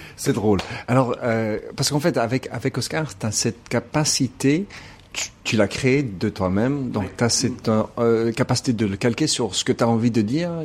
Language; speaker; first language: French; non-native, fluent; English